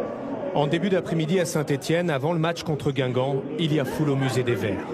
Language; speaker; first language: French; native; French